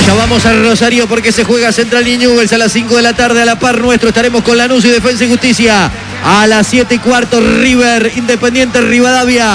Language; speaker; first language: Spanish; native; Spanish